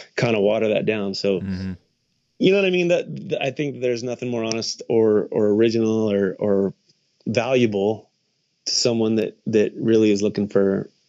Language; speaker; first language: English; native; English